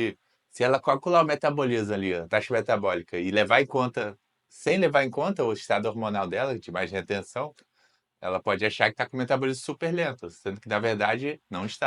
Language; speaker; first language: Portuguese; native; Portuguese